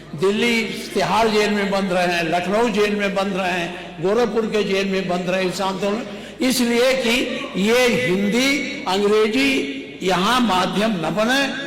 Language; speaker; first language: Hindi; native; Hindi